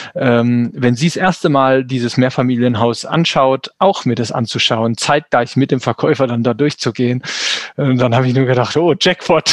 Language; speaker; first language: German; native; German